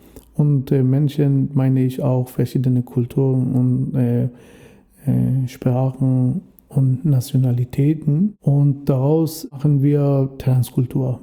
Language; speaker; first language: German; non-native, fluent; Persian